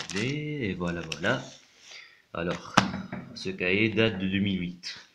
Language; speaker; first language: French; non-native, local second language; Arabic